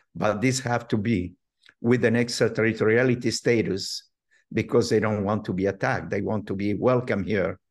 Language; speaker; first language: English; non-native, fluent; Arabic